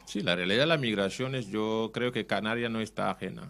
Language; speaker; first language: Spanish; non-native, fluent; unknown